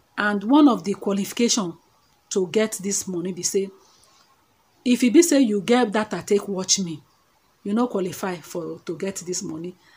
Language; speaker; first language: Nigerian Pidgin; non-native, local second language; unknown